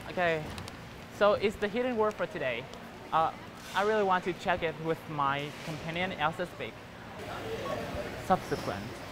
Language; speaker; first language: English; non-native, fluent; Vietnamese